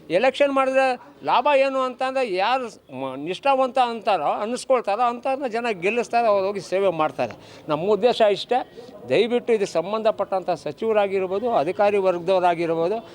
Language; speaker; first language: Kannada; non-native, local second language; Urdu